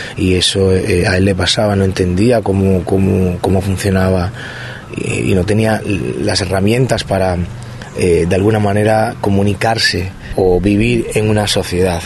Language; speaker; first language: Spanish; native; Spanish